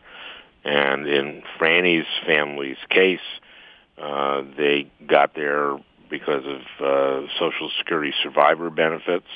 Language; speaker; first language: English; native; English